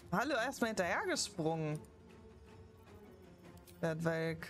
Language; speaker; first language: German; native; German